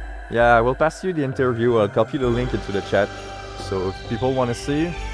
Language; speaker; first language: English; non-native, fluent; French